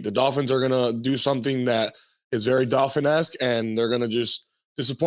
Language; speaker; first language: English; native; English